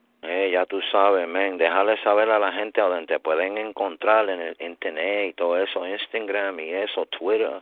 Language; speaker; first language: Spanish; early bilingual, heritage; Spanish